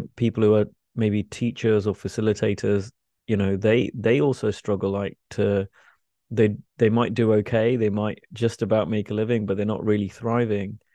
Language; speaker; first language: English; native; English